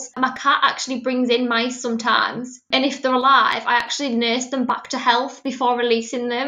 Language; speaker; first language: English; native; English